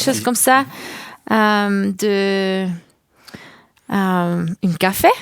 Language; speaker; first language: French; non-native, learner; German